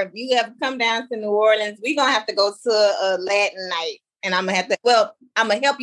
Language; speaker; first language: English; native; English